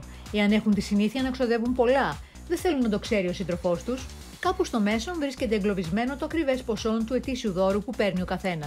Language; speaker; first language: Greek; native; Greek